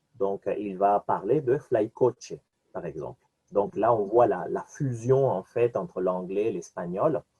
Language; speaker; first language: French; non-native, fluent; Spanish